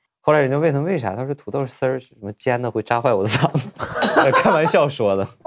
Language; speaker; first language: Chinese; native; Chinese